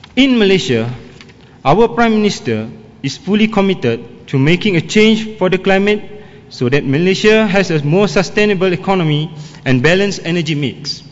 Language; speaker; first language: English; non-native, local second language; Malay